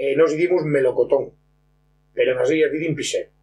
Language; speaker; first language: Spanish; non-native, local second language; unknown